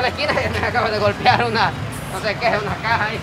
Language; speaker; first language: Spanish; non-native, fluent; Japanese